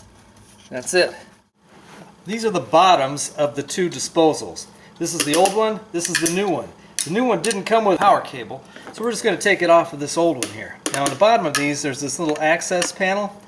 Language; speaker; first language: English; native; English